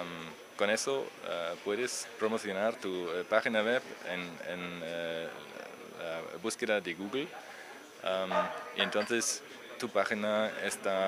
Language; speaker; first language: Spanish; non-native, learner; German